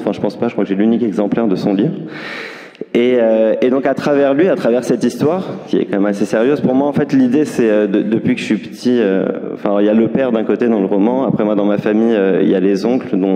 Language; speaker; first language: French; native; French